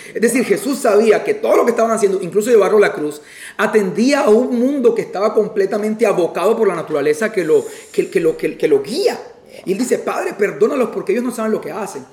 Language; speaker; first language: Spanish; native; Spanish